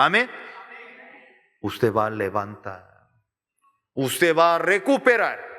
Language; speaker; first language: Spanish; non-native, learner; Korean